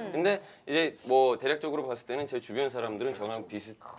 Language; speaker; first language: Korean; non-native, fluent; Turkish